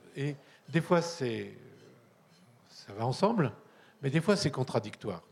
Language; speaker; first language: French; native; French